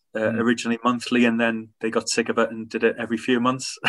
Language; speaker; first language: English; native; English